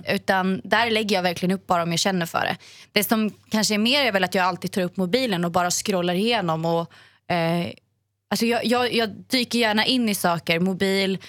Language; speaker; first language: Swedish; native; Swedish